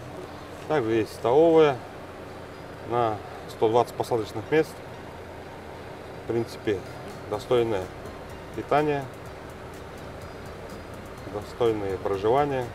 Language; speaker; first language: Russian; native; Russian